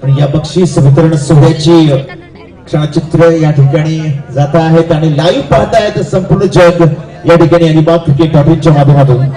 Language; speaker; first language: Marathi; native; Marathi